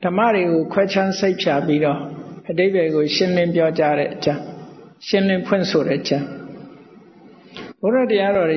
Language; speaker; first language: English; non-native, fluent; Burmese